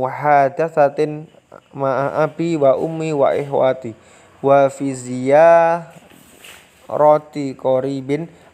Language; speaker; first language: Arabic; non-native, learner; Indonesian